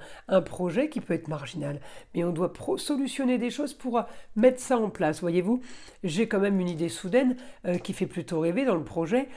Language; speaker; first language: French; native; French